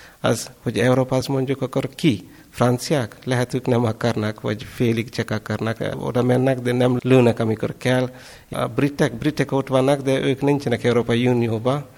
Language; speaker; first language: Hungarian; non-native, fluent; Kannada